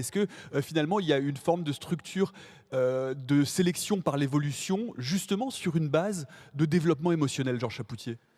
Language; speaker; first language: French; native; French